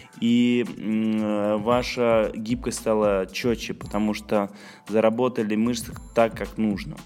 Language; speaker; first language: Russian; native; Russian